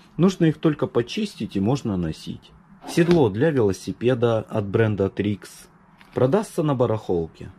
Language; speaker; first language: Russian; native; Russian